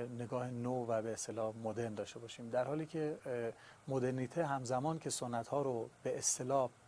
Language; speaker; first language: Persian; non-native, local second language; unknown